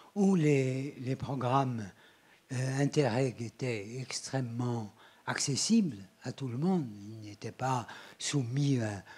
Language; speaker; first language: French; native; French